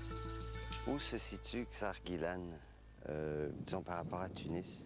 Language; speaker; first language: French; native; French